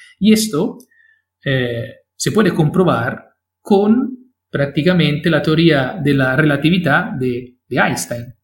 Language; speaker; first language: Spanish; non-native, fluent; Italian